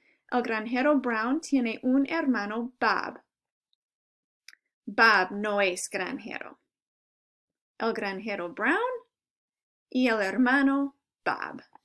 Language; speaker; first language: Spanish; non-native, fluent; English